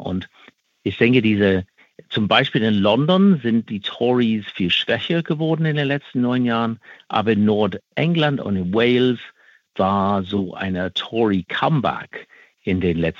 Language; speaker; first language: German; non-native, fluent; English